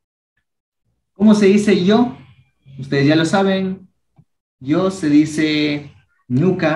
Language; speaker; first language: Spanish; non-native, local second language; Quechua